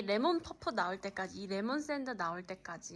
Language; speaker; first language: Korean; native; Korean